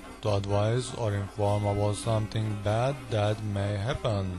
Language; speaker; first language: English; non-native, learner; Turkish